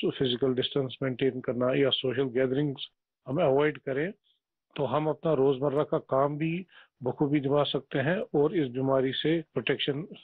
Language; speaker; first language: Hindi; non-native, local second language; Kashmiri